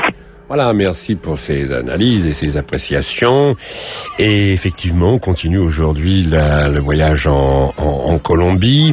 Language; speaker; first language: French; native; French